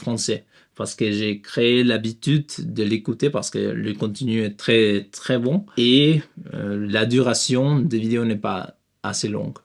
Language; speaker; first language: French; non-native, learner; Spanish